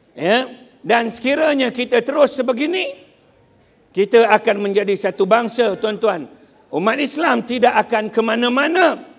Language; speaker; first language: Malay; non-native, local second language; Chinese